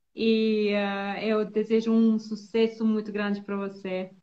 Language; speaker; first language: Portuguese; non-native, learner; Bosnian